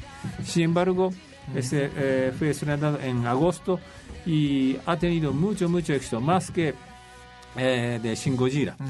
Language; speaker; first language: Spanish; non-native, fluent; Japanese